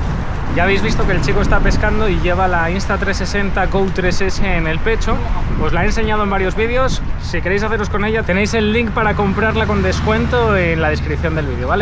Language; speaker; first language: Spanish; native; Spanish